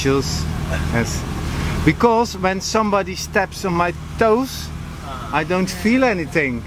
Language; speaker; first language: English; non-native, learner; Dutch